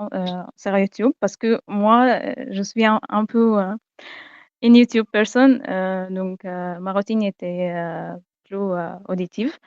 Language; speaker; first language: French; non-native, fluent; Arabic